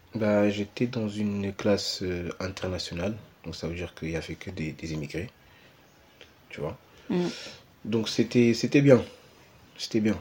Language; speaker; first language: French; early bilingual, other home language; Portuguese